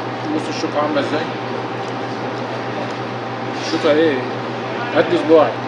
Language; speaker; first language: Arabic; native; Arabic